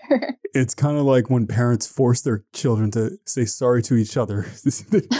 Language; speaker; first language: English; native; English